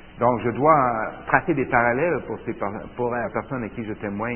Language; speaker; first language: French; native; French